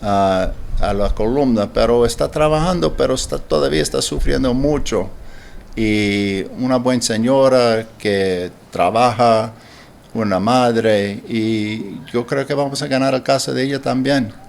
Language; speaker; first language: Spanish; non-native, learner; English